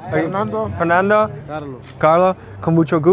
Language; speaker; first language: Spanish; non-native, learner; English